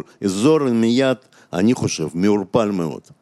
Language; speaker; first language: Hebrew; non-native, fluent; Russian